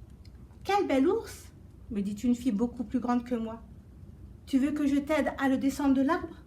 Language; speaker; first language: French; native; French